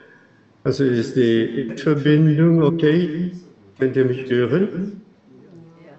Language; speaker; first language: German; non-native, fluent; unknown